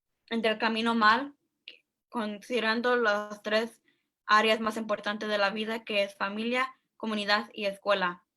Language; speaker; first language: Spanish; early bilingual, heritage; Spanish